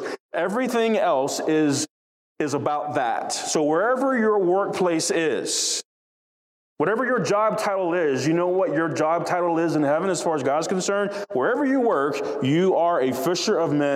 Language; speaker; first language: English; native; English